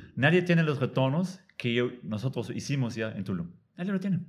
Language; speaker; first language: Spanish; non-native, fluent; German